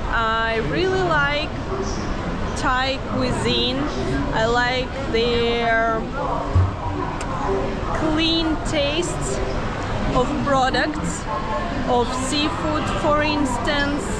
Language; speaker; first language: English; non-native, fluent; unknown